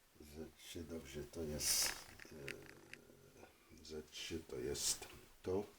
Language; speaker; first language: Polish; non-native, learner; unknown